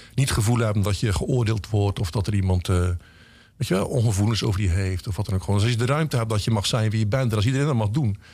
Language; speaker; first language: Dutch; native; Dutch